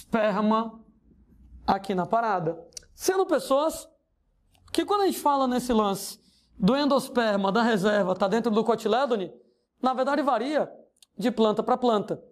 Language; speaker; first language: Portuguese; native; Portuguese